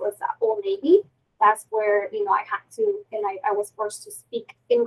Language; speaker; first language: English; non-native, fluent; Spanish